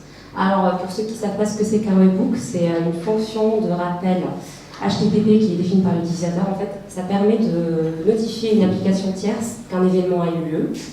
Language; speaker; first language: French; native; French